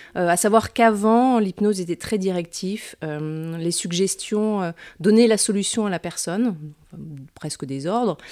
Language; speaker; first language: French; native; French